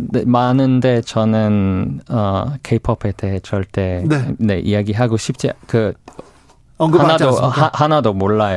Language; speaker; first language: Korean; non-native, fluent; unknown